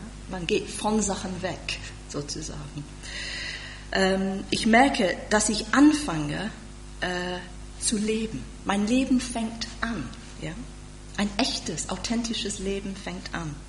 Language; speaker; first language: German; non-native, fluent; English